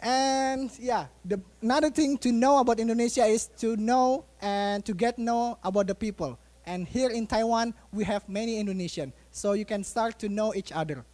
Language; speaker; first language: English; non-native, fluent; Indonesian